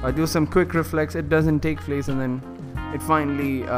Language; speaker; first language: English; non-native, local second language; Malayalam